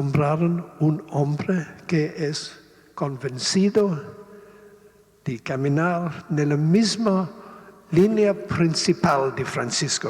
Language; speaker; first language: Spanish; non-native, learner; Italian